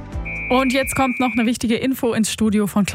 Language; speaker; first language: German; native; German